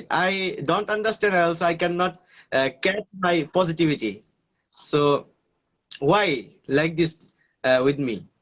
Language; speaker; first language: English; non-native, learner; Bangla